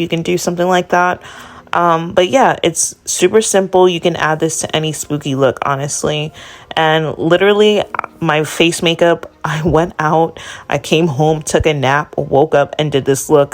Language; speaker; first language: English; native; English